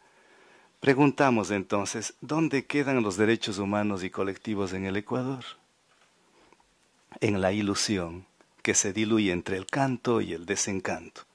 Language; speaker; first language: Spanish; native; Spanish